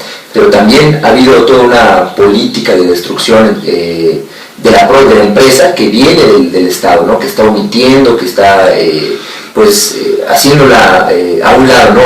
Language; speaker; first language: Spanish; native; Spanish